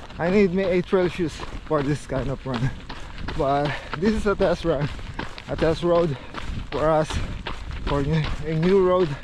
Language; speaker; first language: English; non-native, local second language; Filipino